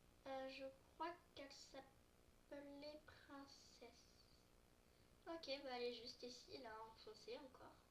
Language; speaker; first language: French; native; French